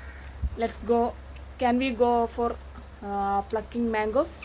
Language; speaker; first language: English; non-native, learner; Malayalam